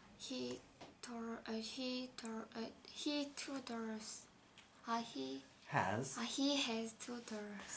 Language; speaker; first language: English; non-native, learner; Korean